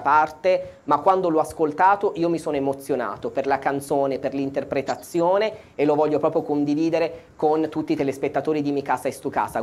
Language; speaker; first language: Italian; native; Italian